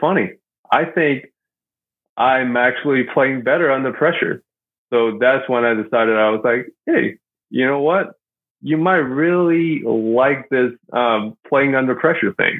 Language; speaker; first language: English; non-native, fluent; Chinese